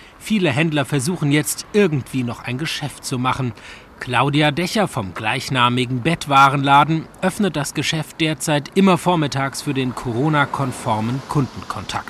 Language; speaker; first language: German; native; German